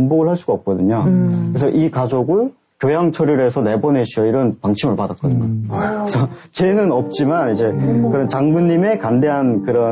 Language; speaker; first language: Korean; native; Korean